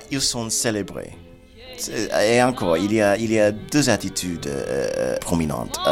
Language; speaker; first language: French; non-native, fluent; English